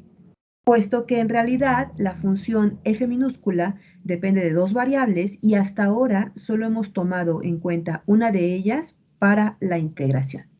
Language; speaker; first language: Spanish; native; Spanish